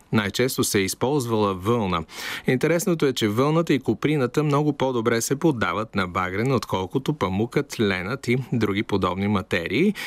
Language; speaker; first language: Bulgarian; native; Bulgarian